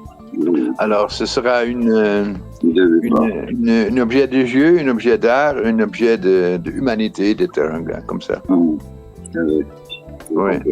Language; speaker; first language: French; non-native, fluent; Dutch